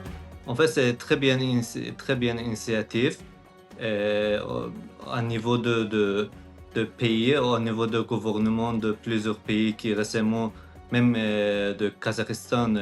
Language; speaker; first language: French; non-native, learner; Azerbaijani